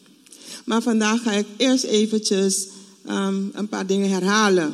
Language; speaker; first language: Dutch; non-native, fluent; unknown